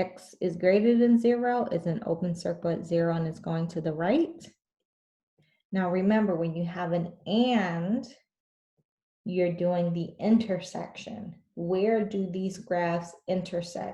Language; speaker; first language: English; native; English